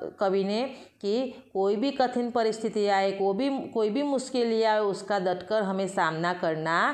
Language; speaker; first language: Hindi; non-native, local second language; Gujarati